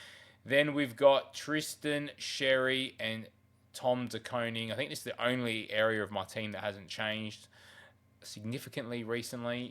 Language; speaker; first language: English; native; English